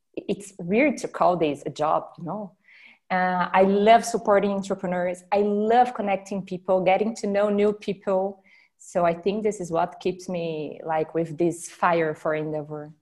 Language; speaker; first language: English; non-native, fluent; Portuguese